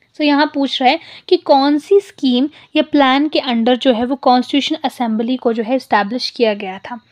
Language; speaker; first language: Hindi; non-native, local second language; Punjabi